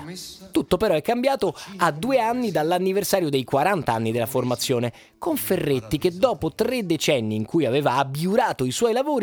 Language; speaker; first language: Italian; native; Italian